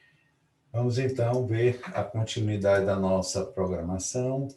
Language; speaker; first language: Portuguese; native; Portuguese